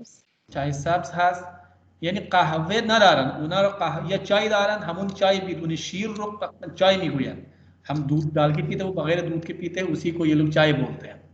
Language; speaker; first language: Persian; non-native, fluent; Urdu